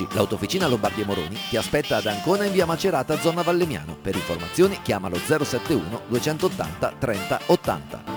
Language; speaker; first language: Italian; native; Italian